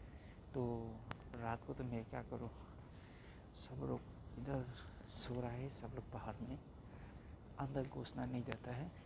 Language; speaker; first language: Hindi; non-native, local second language; Kok Borok